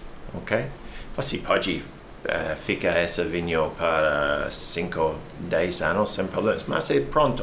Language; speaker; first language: Portuguese; non-native, learner; English